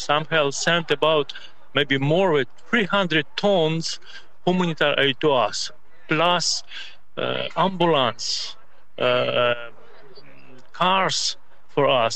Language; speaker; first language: English; non-native, learner; Ukrainian